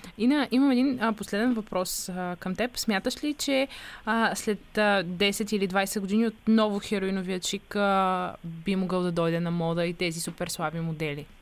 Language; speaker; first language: Bulgarian; native; Bulgarian